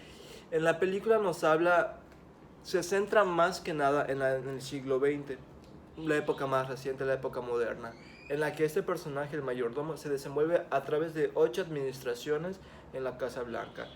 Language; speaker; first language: Spanish; native; Spanish